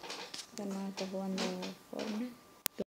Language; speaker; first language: Spanish; native; Spanish